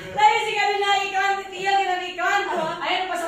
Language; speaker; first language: Indonesian; non-native, local second language; Sundanese